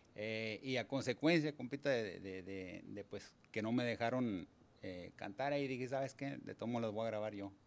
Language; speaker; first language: Spanish; early bilingual, heritage; Spanish